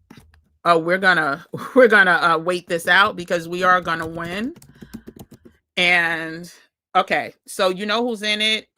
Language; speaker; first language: English; native; English